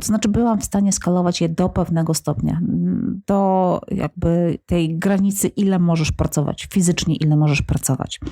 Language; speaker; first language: Polish; native; Polish